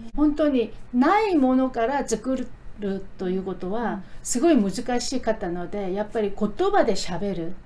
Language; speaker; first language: Japanese; non-native, fluent; Korean